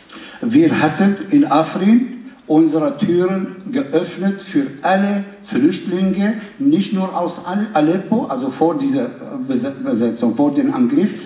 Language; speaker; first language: German; non-native, fluent; Kurdish